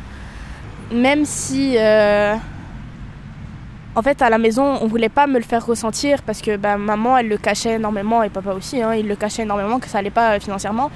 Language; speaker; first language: French; native; French